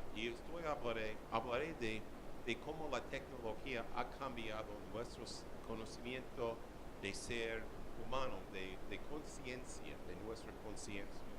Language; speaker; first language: Spanish; non-native, learner; English